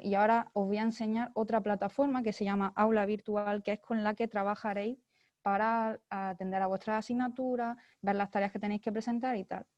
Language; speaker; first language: Spanish; native; Spanish